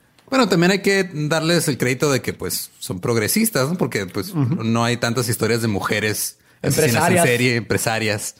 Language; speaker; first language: Spanish; native; Spanish